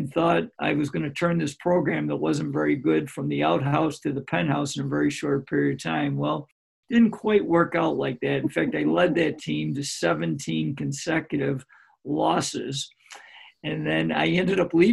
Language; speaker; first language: English; native; English